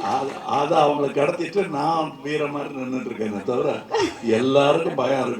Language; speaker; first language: Tamil; native; Tamil